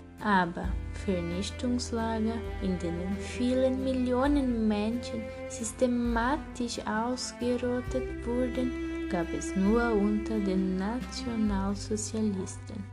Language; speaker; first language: German; non-native, learner; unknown